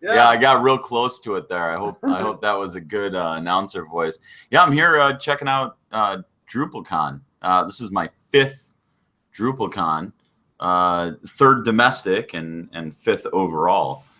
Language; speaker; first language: English; native; English